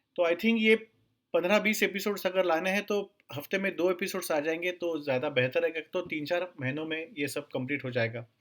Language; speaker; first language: Hindi; non-native, local second language; Marathi